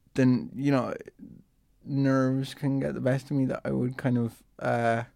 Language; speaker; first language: English; native; English